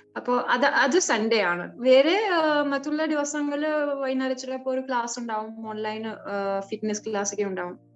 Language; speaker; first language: Malayalam; non-native, fluent; French